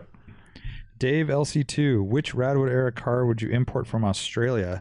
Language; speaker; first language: English; native; English